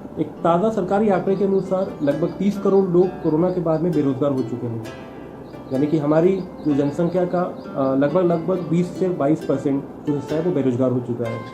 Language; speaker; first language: Hindi; non-native, local second language; Marathi